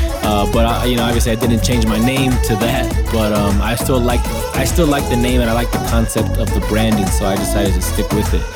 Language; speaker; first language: English; native; English